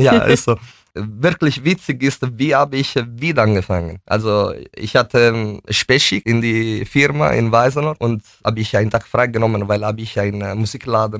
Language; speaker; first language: German; non-native, fluent; Italian